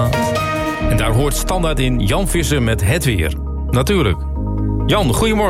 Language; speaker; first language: Dutch; native; Dutch